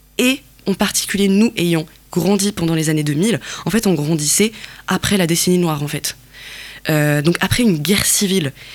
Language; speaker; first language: French; non-native, local second language; Kabyle